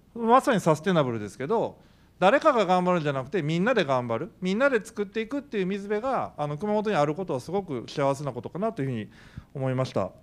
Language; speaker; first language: Japanese; native; Japanese